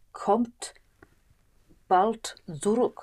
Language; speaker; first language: German; non-native, learner; English